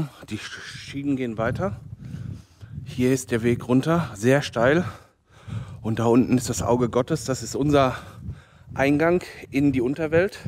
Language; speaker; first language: German; native; German